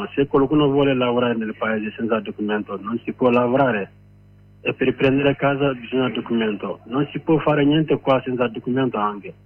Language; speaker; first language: Italian; non-native, learner; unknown